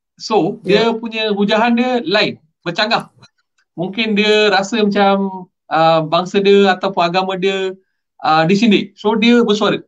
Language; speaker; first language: Malay; non-native, local second language; Tamil